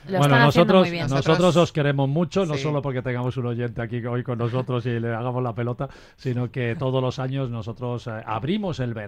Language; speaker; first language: Spanish; native; Spanish